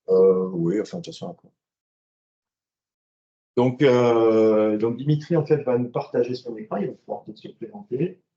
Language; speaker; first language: French; native; French